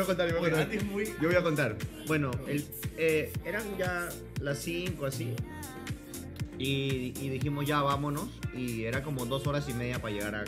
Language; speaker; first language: Spanish; native; Spanish